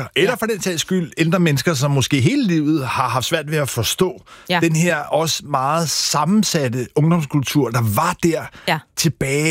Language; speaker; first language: Danish; native; Danish